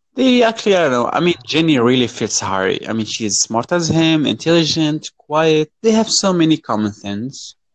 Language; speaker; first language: English; non-native, fluent; Arabic